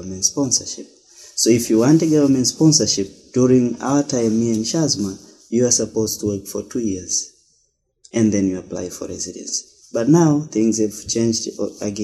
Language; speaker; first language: English; non-native, local second language; Swahili